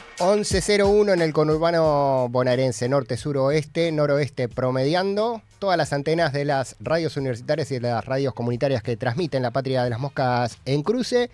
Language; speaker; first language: Spanish; native; Spanish